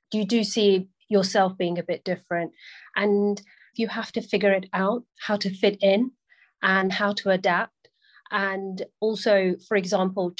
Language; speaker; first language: English; native; English